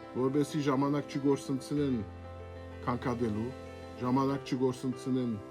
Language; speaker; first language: Armenian; early bilingual, heritage; Armenian